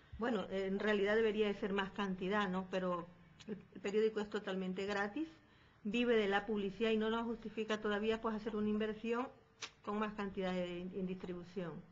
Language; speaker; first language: Spanish; native; Spanish